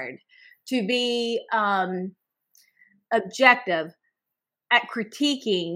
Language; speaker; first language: English; native; English